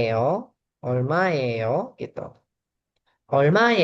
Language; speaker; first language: Korean; non-native, fluent; Indonesian